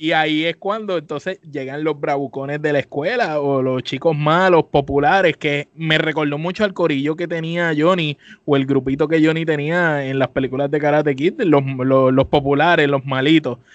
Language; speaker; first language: Spanish; native; Spanish